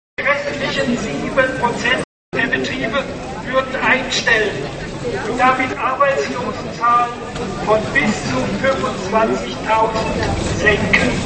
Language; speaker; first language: German; native; German